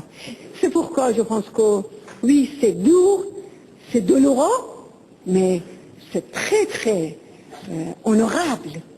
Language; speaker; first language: French; non-native, fluent; Persian